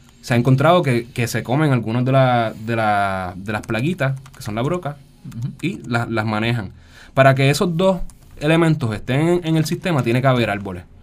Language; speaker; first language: Spanish; native; Spanish